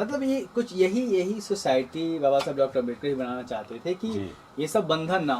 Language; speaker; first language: Hindi; native; Hindi